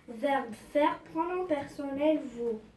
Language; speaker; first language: French; non-native, learner; Arabic